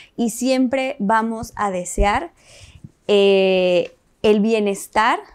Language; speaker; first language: Spanish; native; Spanish